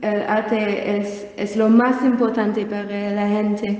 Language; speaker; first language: Spanish; non-native, learner; English